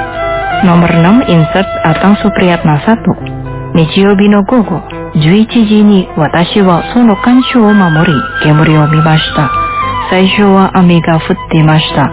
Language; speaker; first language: Japanese; non-native, fluent; Indonesian